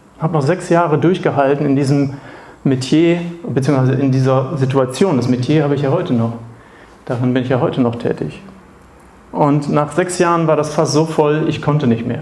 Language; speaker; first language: German; native; German